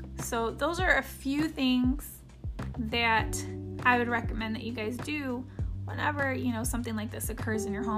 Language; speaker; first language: English; native; English